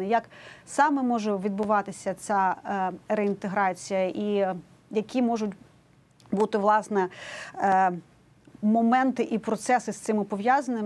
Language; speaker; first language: Ukrainian; native; Ukrainian